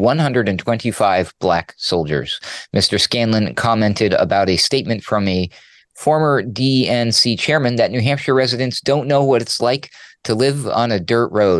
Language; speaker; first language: English; native; English